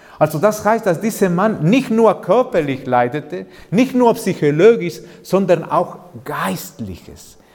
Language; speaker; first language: German; non-native, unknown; Spanish